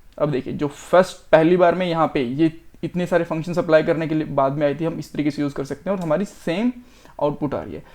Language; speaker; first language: Hindi; native; Hindi